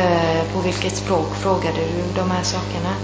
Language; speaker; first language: Swedish; non-native, fluent; Italian